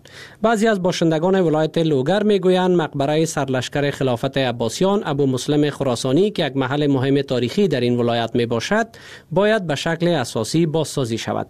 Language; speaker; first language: Persian; native; Persian